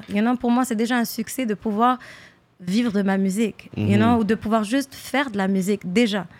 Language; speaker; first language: French; non-native, local second language; Arabic